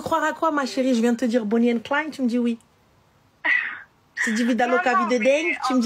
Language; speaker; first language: French; native; French